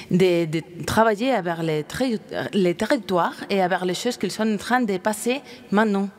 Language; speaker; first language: French; non-native, fluent; Spanish